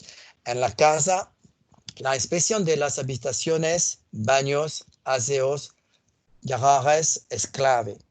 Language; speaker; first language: Spanish; non-native, fluent; French